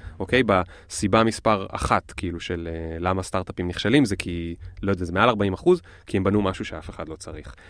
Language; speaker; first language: Hebrew; native; Hebrew